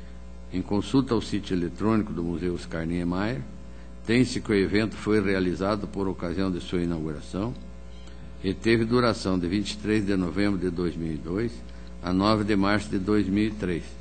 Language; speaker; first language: Portuguese; native; Portuguese